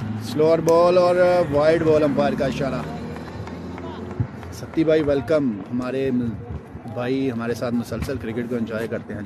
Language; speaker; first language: Urdu; non-native, local second language; Punjabi